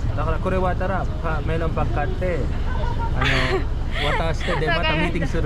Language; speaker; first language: Japanese; non-native, learner; Filipino